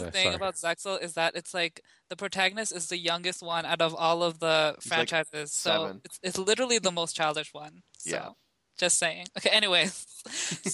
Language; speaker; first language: English; native; English